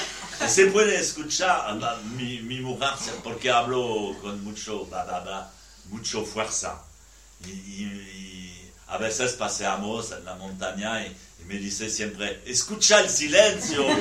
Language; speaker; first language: Spanish; non-native, learner; French